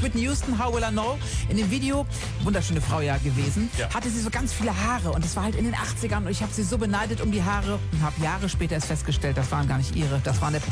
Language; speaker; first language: German; native; German